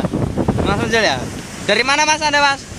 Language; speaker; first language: Indonesian; non-native, local second language; Javanese